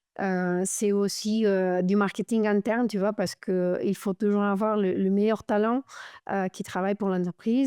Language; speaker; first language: French; non-native, fluent; Romanian